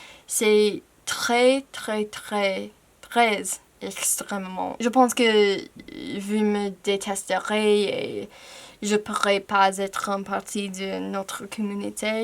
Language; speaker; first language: French; non-native, fluent; English